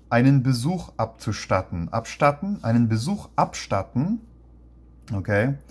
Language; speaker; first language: German; non-native, fluent; English